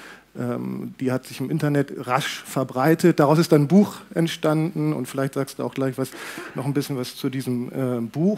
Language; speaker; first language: German; native; German